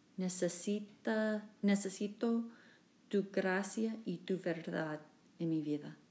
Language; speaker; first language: Spanish; non-native, learner; English